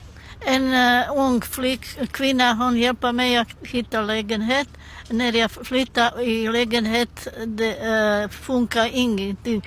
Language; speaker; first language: Swedish; non-native, learner; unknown